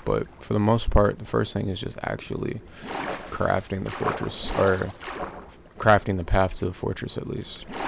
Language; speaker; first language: English; native; English